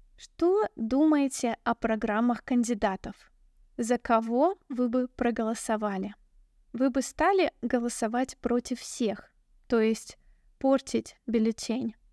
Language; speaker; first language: Russian; native; Russian